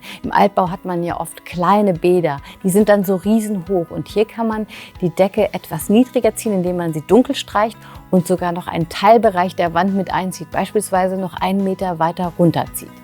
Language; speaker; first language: German; native; German